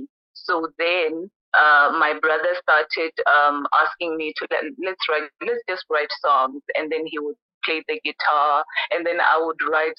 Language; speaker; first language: English; non-native, local second language; Venda